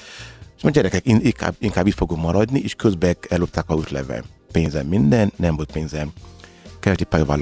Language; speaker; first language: Hungarian; non-native, learner; Yoruba